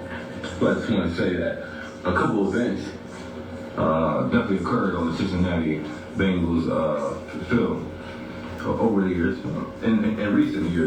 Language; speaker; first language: English; native; English